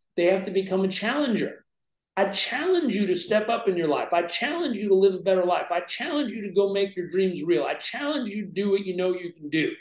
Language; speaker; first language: English; native; English